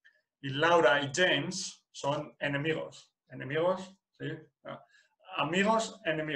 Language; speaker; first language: Spanish; non-native, fluent; English